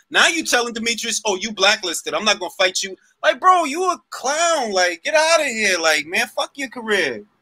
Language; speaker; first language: English; native; English